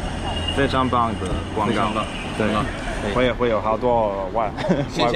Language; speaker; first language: Chinese; non-native, fluent; English